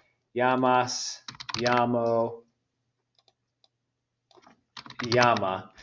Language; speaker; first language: Spanish; non-native, fluent; English